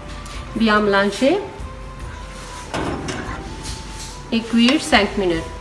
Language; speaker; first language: French; non-native, learner; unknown